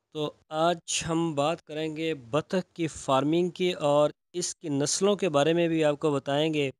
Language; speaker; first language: Urdu; non-native, local second language; Punjabi